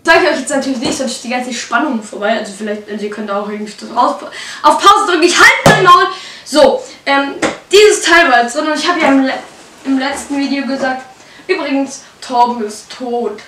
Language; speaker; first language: German; native; German